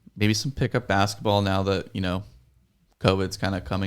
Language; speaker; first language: English; native; English